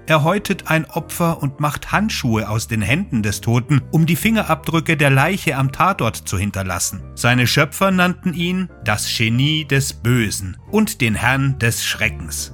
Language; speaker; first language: German; native; German